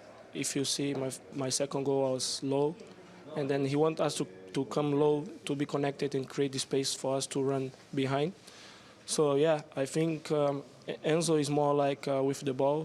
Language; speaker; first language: English; non-native, learner; Portuguese